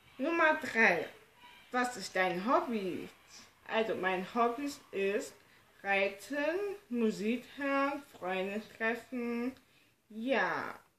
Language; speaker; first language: German; early bilingual, other home language; Turkish